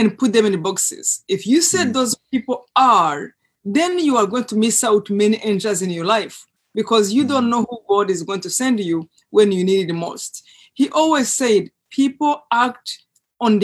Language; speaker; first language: English; non-native, local second language; Kinyarwanda